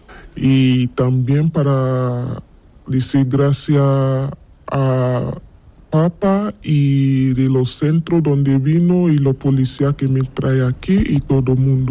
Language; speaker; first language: Spanish; non-native, learner; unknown